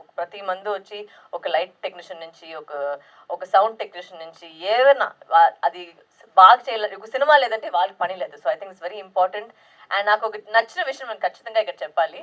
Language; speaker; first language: Telugu; non-native, local second language; Tamil